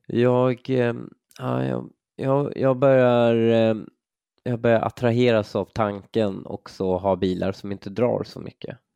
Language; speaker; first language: Swedish; early bilingual, other home language; Persian